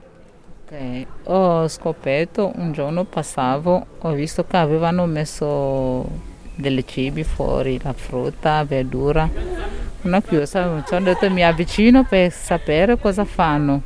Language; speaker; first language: Italian; non-native, fluent; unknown